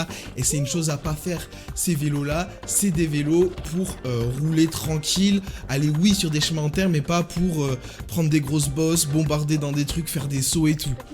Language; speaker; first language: French; native; French